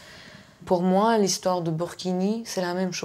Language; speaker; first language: French; non-native, fluent; Persian